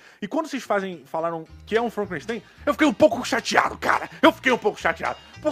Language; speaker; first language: Portuguese; native; Portuguese